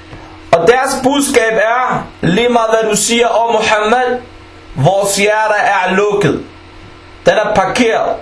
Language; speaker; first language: Danish; non-native, fluent; Arabic